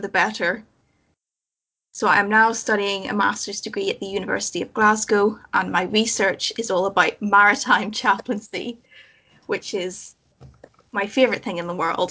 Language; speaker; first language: English; native; English